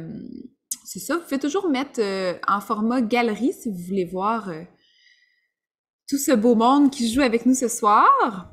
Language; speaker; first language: French; native; French